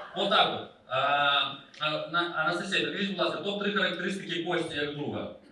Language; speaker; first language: Ukrainian; non-native, local second language; Russian